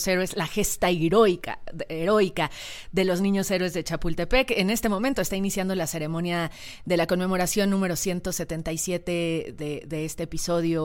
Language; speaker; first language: Spanish; native; Spanish